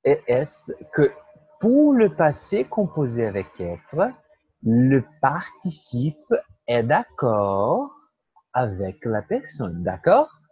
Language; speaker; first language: French; non-native, fluent; Portuguese